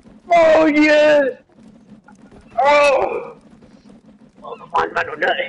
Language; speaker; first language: English; early bilingual, other home language; Spanish